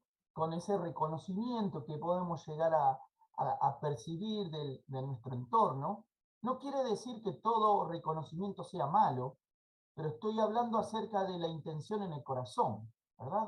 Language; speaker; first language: Spanish; native; Spanish